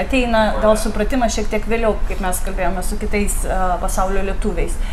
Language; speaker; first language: Lithuanian; native; Lithuanian